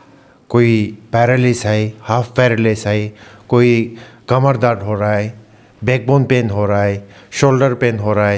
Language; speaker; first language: Hindi; non-native, learner; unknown